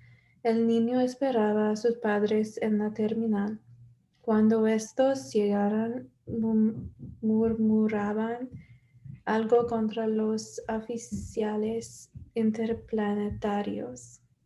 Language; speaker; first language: Spanish; non-native, learner; English